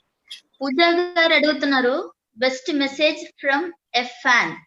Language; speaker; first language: Telugu; non-native, learner; Malayalam